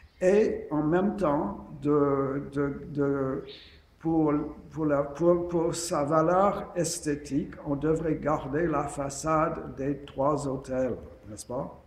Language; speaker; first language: French; non-native, fluent; English